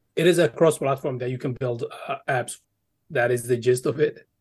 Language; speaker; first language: English; early bilingual, other home language; Arabic